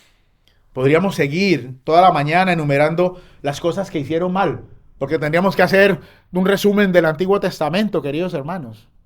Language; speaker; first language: Spanish; native; Spanish